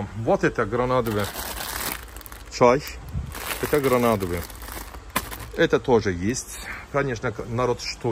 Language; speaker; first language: Russian; non-native, learner; Turkish